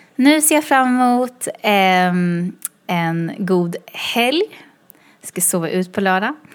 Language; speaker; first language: Swedish; early bilingual, other home language; Chinese